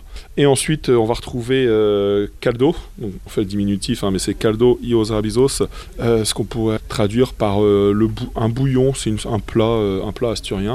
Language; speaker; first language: French; native; French